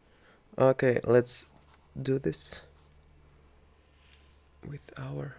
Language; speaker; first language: English; non-native, fluent; Russian